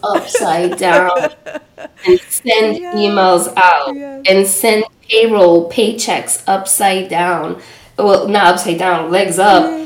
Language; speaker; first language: English; native; English